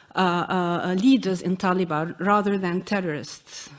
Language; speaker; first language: English; non-native, fluent; Arabic